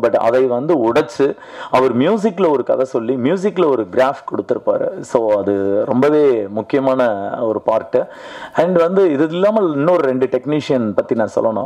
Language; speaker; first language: Tamil; native; Tamil